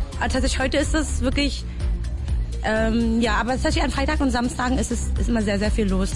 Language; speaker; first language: German; non-native, fluent; Vietnamese